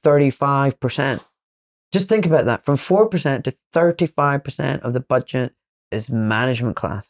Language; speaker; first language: English; native; English